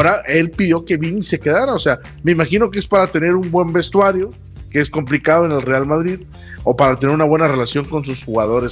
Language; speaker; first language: Spanish; native; Spanish